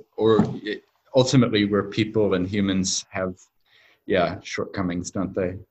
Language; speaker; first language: English; native; English